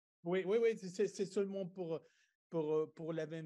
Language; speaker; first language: French; non-native, learner; Spanish